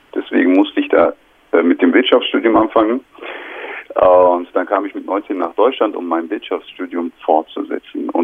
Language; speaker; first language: German; non-native, fluent; Turkish